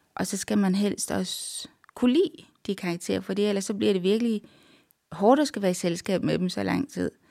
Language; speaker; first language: Danish; native; Danish